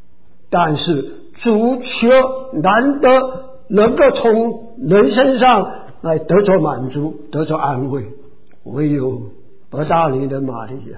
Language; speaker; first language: Chinese; native; Chinese